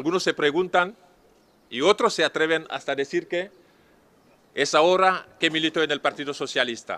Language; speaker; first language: Spanish; non-native, fluent; Serer